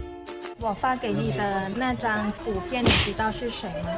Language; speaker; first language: Chinese; non-native, learner; Thai